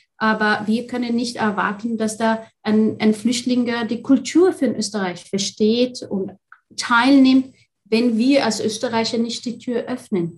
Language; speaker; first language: German; non-native, fluent; Arabic